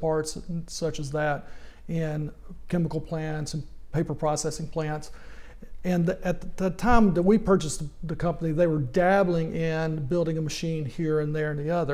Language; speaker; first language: English; native; English